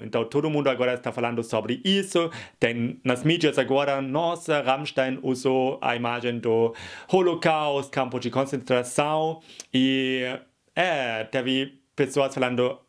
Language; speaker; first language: Portuguese; non-native, fluent; German